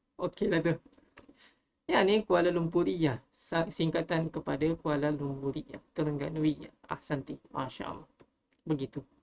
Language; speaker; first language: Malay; native; Malay